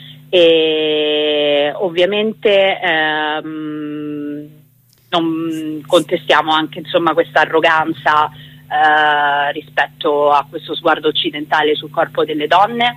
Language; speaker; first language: Italian; native; Italian